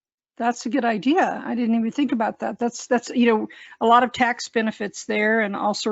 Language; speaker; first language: English; native; English